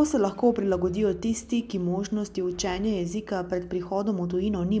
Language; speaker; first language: Slovenian; native; Slovenian